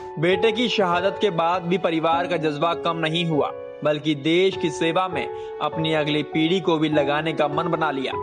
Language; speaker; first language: Hindi; native; Hindi